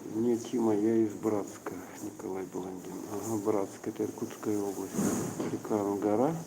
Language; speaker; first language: Russian; native; Russian